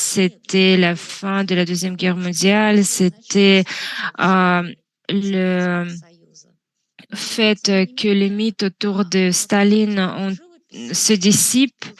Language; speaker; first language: French; non-native, fluent; Russian